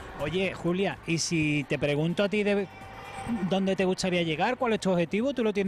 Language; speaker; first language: Spanish; native; Spanish